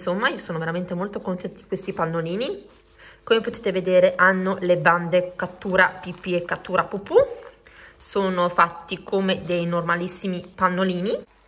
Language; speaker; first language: Italian; native; Italian